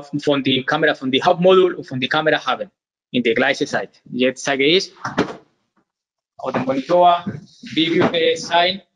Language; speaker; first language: German; non-native, learner; Spanish